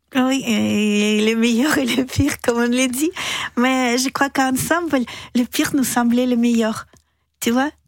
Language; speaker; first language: French; non-native, fluent; Russian